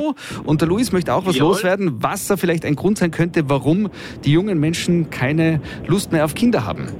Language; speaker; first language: German; native; German